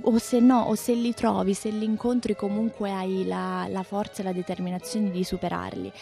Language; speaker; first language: Italian; native; Italian